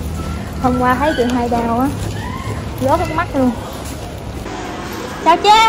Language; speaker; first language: Vietnamese; native; Vietnamese